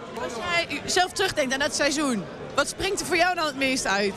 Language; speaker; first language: Dutch; native; Dutch